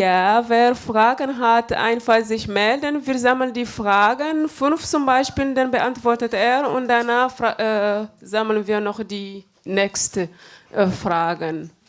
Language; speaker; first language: German; non-native, fluent; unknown